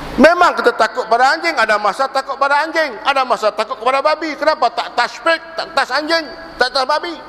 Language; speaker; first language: Malay; native; Malay